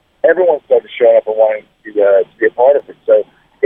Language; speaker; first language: English; native; English